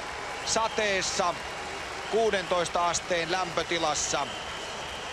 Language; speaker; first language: Finnish; native; Finnish